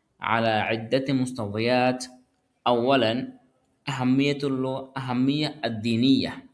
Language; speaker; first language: Arabic; non-native, fluent; Bangla